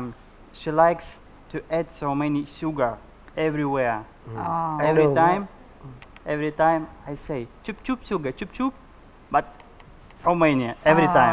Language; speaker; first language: English; non-native, learner; Russian